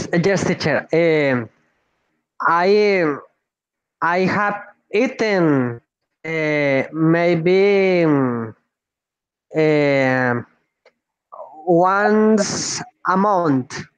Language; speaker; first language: English; non-native, learner; Spanish